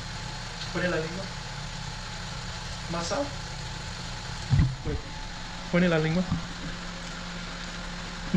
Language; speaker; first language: Spanish; non-native, learner; English